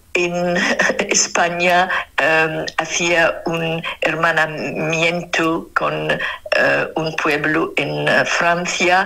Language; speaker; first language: Spanish; non-native, fluent; Arabic